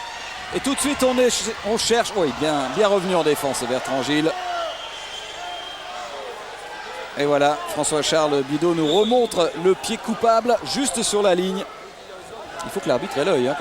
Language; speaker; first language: French; native; French